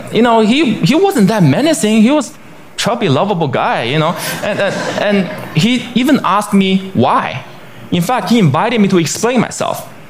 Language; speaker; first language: English; non-native, fluent; Chinese